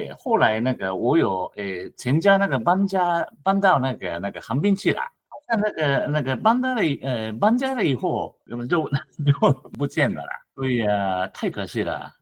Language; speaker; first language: Chinese; non-native, fluent; Japanese